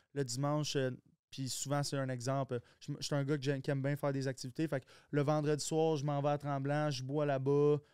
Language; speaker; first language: French; native; French